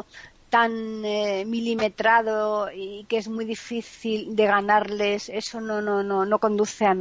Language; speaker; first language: Spanish; native; Spanish